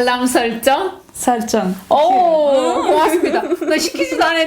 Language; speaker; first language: Korean; early bilingual, heritage; Korean